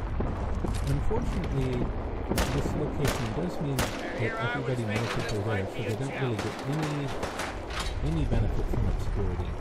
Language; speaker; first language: English; native; English